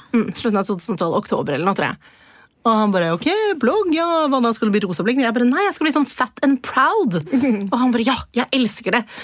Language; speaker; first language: Norwegian; early bilingual, other home language; Persian